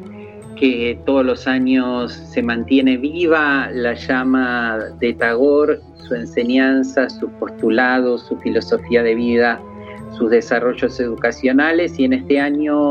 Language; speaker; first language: Spanish; native; Spanish